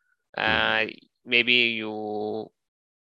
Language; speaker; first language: English; non-native, learner; Italian